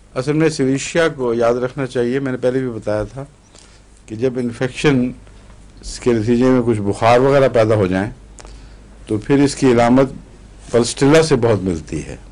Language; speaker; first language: Urdu; native; Urdu